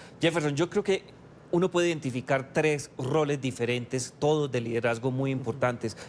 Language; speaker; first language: Spanish; native; Spanish